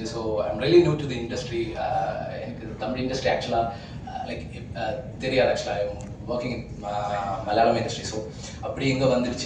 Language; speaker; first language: Tamil; non-native, fluent; Malayalam